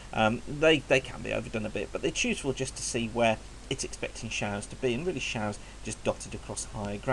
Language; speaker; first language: English; native; English